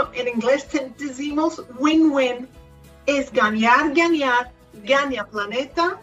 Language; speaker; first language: Portuguese; non-native, fluent; English